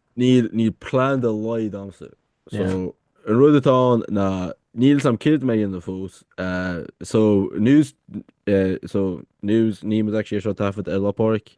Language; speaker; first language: Irish; native; Irish